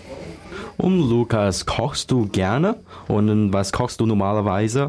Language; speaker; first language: German; non-native, learner; Chinese